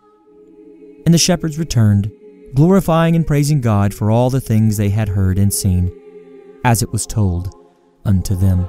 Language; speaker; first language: English; native; English